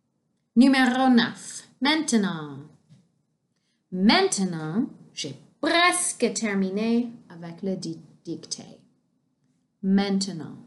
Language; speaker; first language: French; non-native, fluent; English